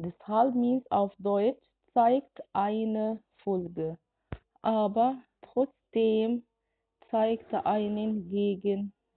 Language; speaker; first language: German; non-native, fluent; Arabic